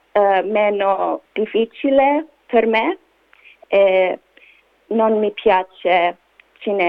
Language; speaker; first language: Italian; non-native, learner; English